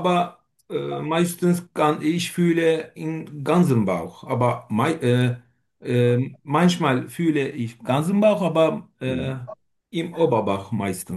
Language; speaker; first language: German; non-native, learner; Turkish